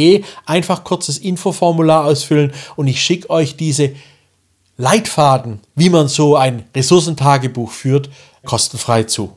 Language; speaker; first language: German; native; German